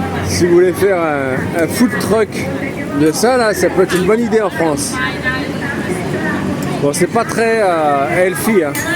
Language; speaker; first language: French; native; French